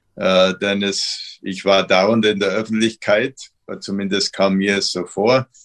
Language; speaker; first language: German; native; German